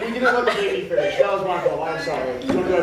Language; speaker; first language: English; native; English